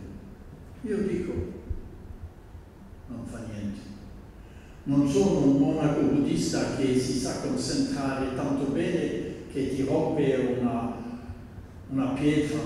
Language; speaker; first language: Italian; non-native, fluent; Dutch